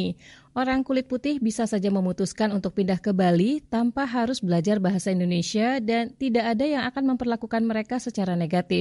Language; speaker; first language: Indonesian; native; Indonesian